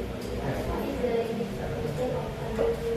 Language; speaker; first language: English; non-native, learner; Indonesian